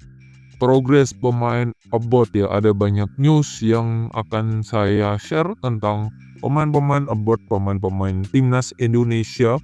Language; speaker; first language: Indonesian; native; Indonesian